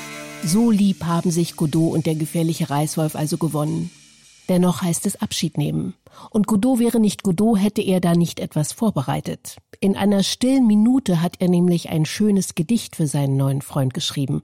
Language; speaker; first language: German; native; German